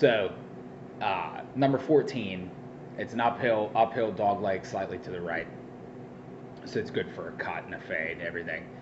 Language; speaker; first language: English; native; English